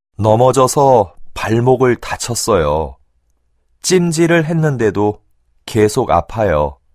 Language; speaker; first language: Korean; native; Korean